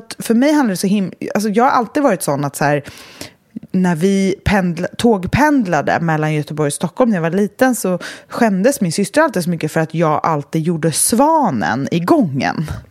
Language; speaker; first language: Swedish; native; Swedish